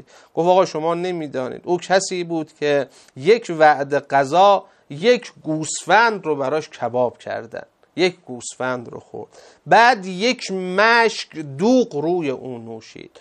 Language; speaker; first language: Persian; native; Persian